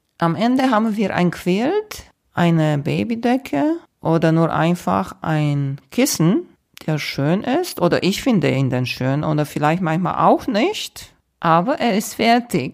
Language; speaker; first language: German; non-native, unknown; Romanian